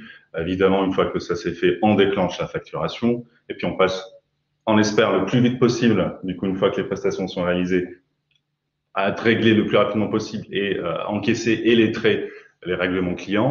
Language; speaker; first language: French; native; French